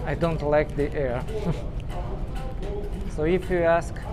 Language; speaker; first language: English; non-native, learner; Romanian